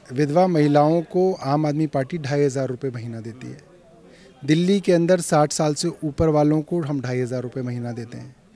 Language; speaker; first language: Hindi; native; Hindi